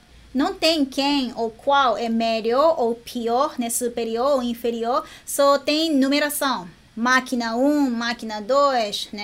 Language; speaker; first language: Portuguese; non-native, fluent; Japanese